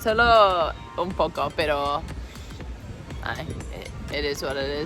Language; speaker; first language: Spanish; non-native, learner; English